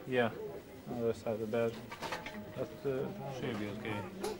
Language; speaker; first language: English; non-native, local second language; Croatian